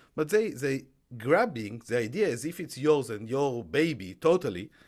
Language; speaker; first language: English; non-native, fluent; Hebrew